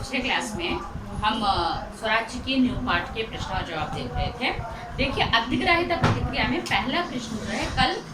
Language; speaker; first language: Hindi; non-native, local second language; Telugu